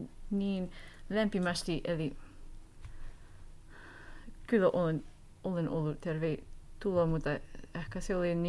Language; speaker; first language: Finnish; non-native, learner; English